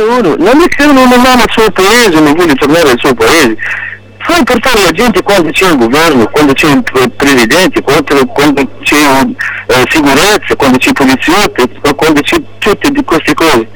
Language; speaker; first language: Italian; non-native, local second language; Arabic